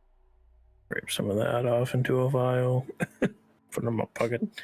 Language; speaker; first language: English; native; English